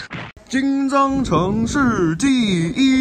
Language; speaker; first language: Chinese; non-native, learner; English